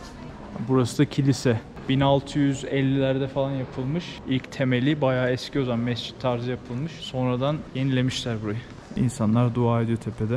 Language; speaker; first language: Turkish; native; Turkish